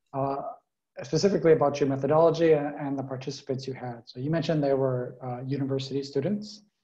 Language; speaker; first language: English; native; English